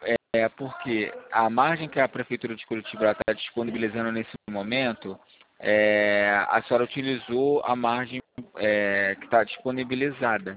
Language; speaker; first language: Portuguese; native; Portuguese